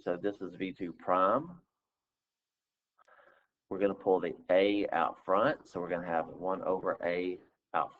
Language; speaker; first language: English; native; English